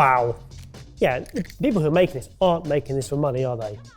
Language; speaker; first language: English; native; English